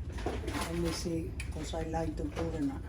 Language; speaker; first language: English; non-native, learner; Spanish